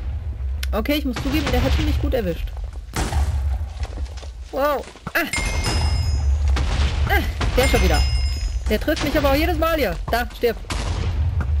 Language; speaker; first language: German; native; German